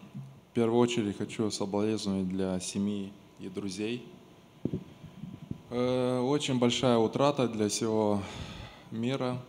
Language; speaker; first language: Russian; non-native, local second language; Romanian